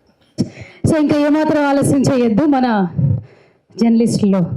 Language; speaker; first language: Telugu; native; Telugu